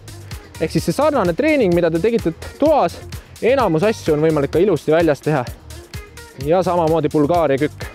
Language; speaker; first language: Estonian; native; Estonian